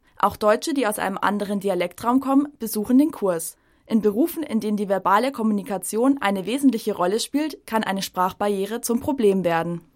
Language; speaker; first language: German; native; German